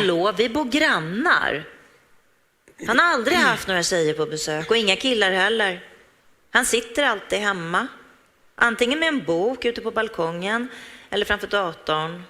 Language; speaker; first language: Swedish; native; Swedish